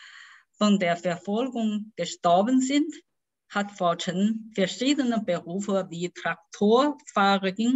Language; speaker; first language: German; non-native, fluent; Chinese